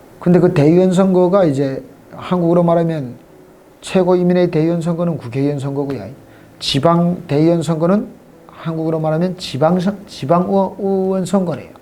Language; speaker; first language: Korean; native; Korean